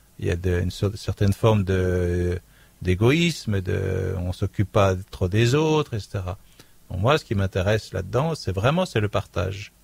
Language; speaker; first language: French; native; French